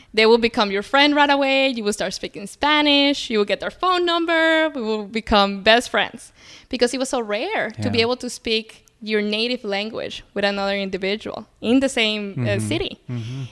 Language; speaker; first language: English; native; English